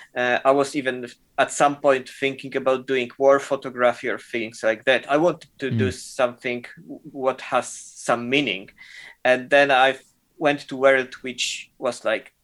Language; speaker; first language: English; non-native, fluent; Polish